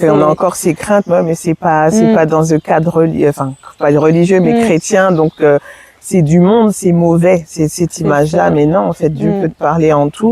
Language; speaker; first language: French; native; French